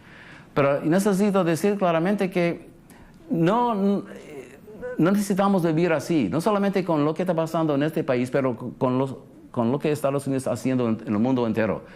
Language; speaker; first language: Spanish; early bilingual, heritage; English